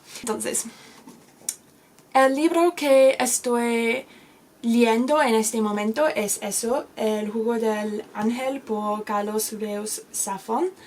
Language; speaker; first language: Spanish; non-native, learner; English